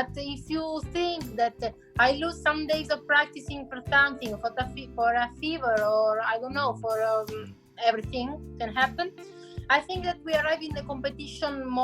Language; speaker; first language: English; non-native, fluent; Italian